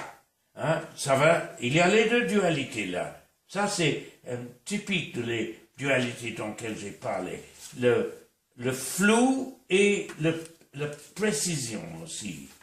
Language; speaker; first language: French; non-native, fluent; English